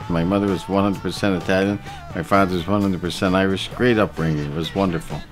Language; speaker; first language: English; native; English